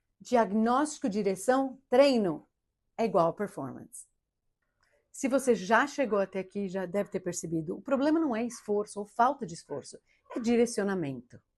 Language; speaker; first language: Portuguese; early bilingual, heritage; Portuguese